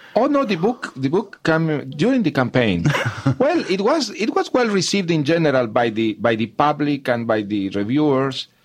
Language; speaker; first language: English; non-native, fluent; Spanish